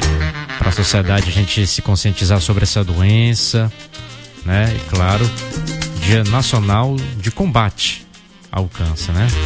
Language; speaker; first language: Portuguese; native; Portuguese